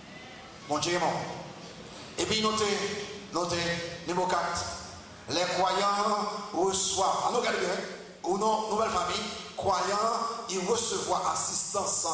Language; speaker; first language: French; non-native, local second language; Haitian Creole